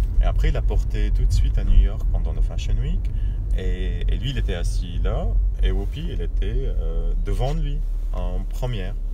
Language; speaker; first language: French; non-native, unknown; Arabic